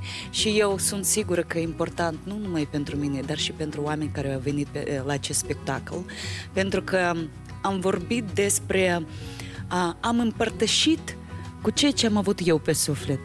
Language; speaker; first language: Romanian; non-native, local second language; Russian